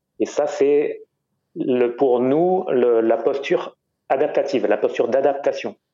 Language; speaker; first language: French; native; French